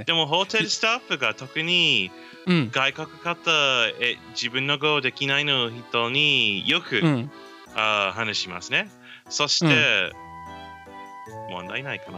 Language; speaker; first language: Japanese; non-native, learner; English